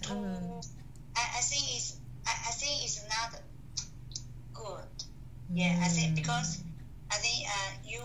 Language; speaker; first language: English; non-native, learner; Chinese